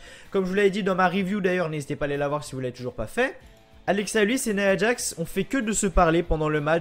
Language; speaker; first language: French; native; French